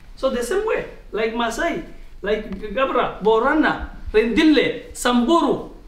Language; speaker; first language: English; non-native, local second language; Oromo